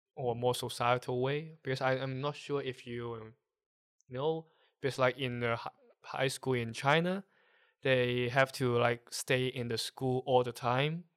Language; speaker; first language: English; non-native, local second language; Cantonese